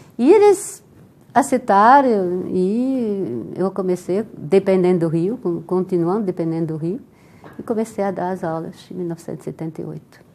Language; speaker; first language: Portuguese; non-native, fluent; French